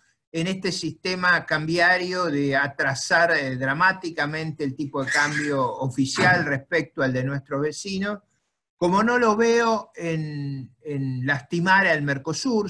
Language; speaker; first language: Spanish; native; Spanish